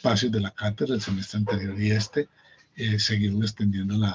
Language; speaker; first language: Spanish; native; Spanish